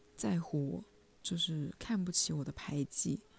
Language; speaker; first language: Chinese; native; Chinese